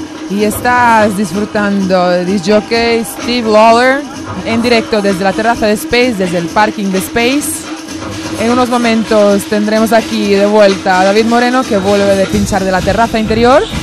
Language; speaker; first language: Spanish; native; Spanish